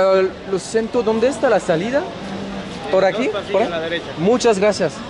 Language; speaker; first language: Spanish; non-native, learner; French